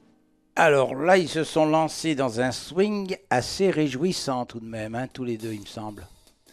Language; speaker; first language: French; native; French